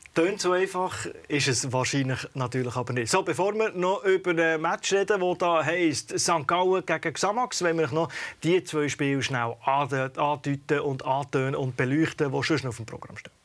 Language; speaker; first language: German; native; German